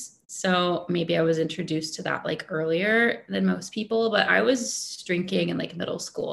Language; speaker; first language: English; native; English